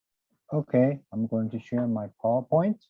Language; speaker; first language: English; non-native, learner; Chinese